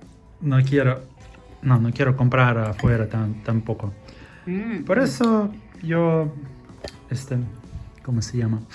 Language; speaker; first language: Spanish; non-native, learner; Russian